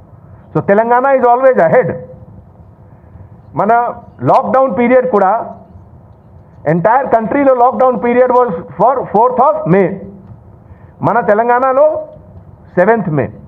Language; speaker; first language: Telugu; non-native, local second language; Hindi